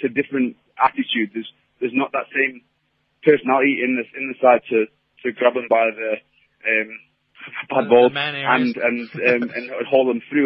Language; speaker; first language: English; native; English